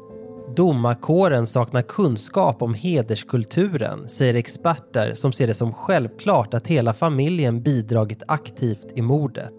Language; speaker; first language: Swedish; native; Swedish